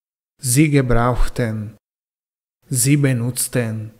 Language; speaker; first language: German; non-native, fluent; Italian